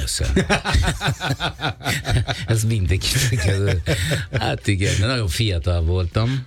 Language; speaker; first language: Hungarian; non-native, fluent; Italian